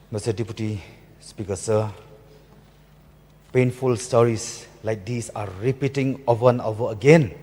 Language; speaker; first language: English; non-native, local second language; Khasi